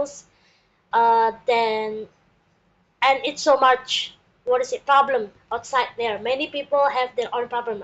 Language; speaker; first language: English; non-native, learner; Indonesian